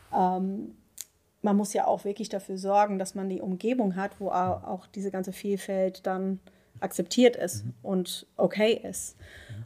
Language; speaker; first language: German; non-native, fluent; Dutch